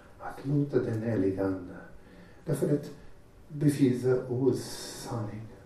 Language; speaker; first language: Swedish; non-native, fluent; Portuguese